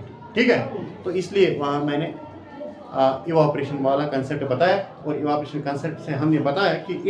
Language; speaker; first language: Hindi; non-native, local second language; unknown